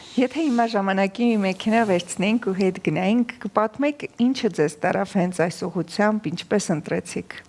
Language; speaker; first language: Armenian; native; Armenian